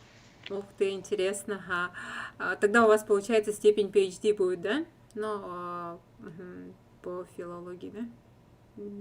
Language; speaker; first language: Russian; native; Russian